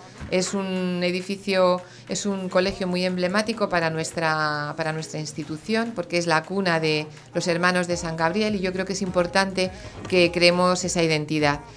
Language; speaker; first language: Spanish; native; Spanish